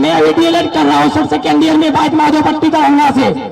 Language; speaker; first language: Hindi; native; Hindi